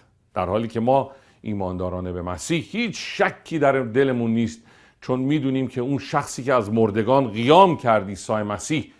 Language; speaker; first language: Persian; native; Persian